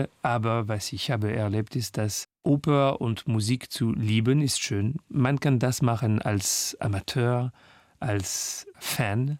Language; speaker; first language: German; non-native, learner; French